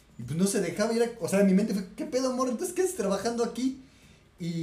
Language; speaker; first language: Spanish; native; Spanish